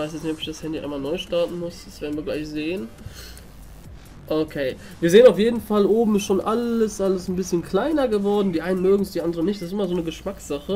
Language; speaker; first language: German; native; German